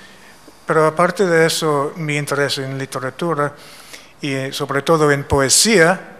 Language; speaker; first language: Spanish; non-native, fluent; English